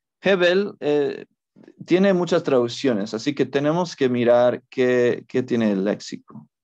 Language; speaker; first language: Spanish; non-native, fluent; English